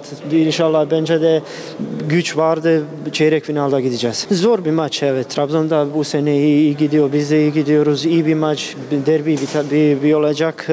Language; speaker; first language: Turkish; non-native, learner; Bosnian